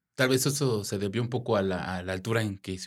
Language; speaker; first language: Spanish; native; Spanish